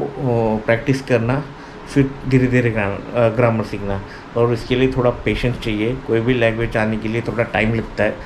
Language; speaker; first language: Hindi; non-native, local second language; Marathi